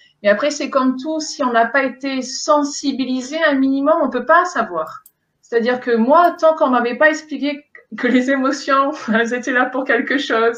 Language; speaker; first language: French; native; French